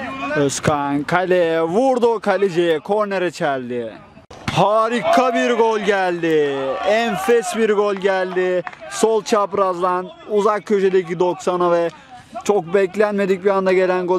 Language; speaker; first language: Turkish; native; Turkish